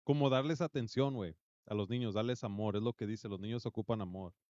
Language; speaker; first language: Spanish; early bilingual, heritage; Spanish